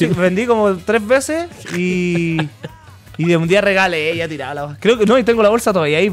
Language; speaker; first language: Spanish; native; Spanish